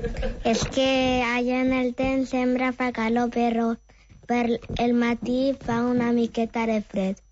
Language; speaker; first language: Catalan; non-native, learner; Spanish